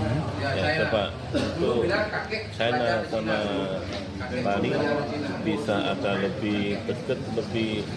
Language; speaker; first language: Indonesian; non-native, learner; Chinese